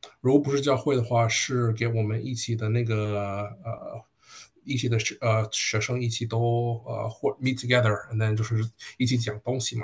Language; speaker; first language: Chinese; early bilingual, heritage; Chinese